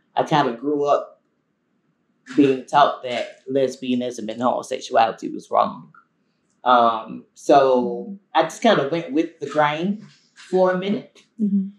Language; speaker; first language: English; native; English